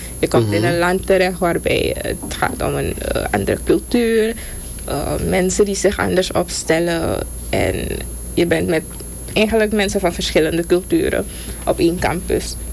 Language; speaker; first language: Dutch; native; Dutch